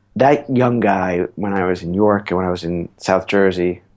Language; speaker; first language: English; native; English